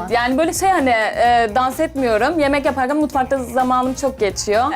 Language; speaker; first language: Turkish; native; Turkish